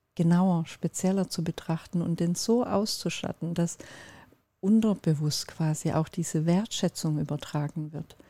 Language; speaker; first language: German; non-native, fluent; Turkish